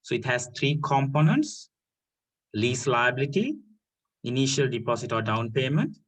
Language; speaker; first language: English; non-native, local second language; Sinhala